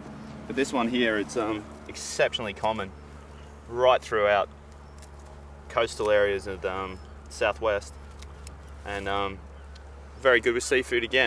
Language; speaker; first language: English; native; English